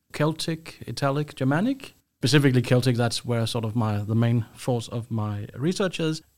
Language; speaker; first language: English; non-native, fluent; Danish